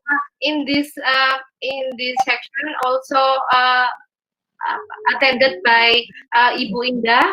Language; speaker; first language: English; non-native, learner; Indonesian